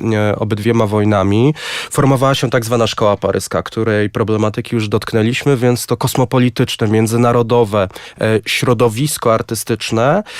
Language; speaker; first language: Polish; native; Polish